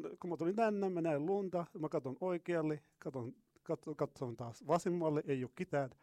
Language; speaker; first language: Finnish; non-native, fluent; Arabic